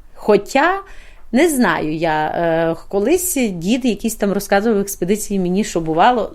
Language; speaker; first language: Ukrainian; native; Ukrainian